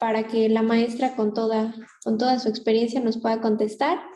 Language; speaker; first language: Spanish; native; Spanish